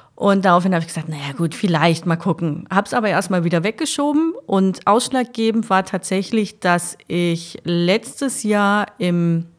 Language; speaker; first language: German; native; German